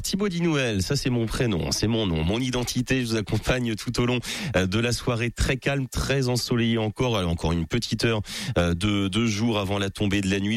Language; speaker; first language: French; native; French